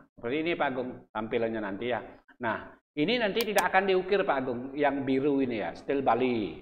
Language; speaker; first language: Indonesian; non-native, local second language; Balinese